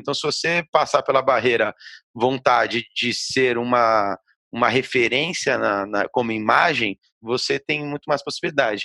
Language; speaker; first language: Portuguese; native; Portuguese